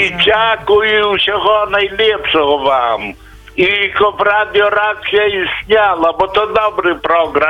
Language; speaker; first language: Polish; non-native, local second language; Ukrainian